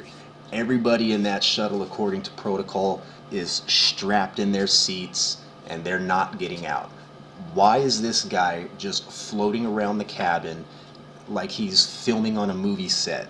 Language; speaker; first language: English; native; English